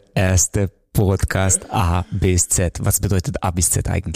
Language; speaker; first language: German; non-native, fluent; Romanian